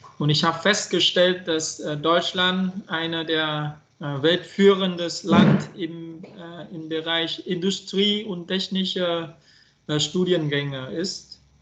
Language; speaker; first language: German; non-native, fluent; Vietnamese